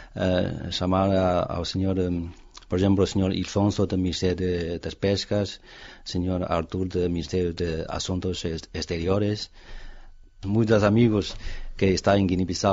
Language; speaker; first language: Portuguese; non-native, fluent; Chinese